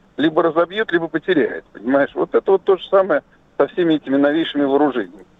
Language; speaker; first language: Russian; native; Russian